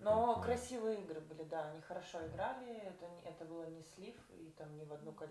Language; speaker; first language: Russian; native; Russian